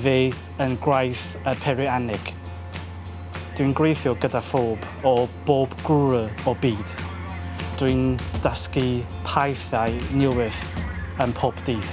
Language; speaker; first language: Welsh; non-native, learner; Chinese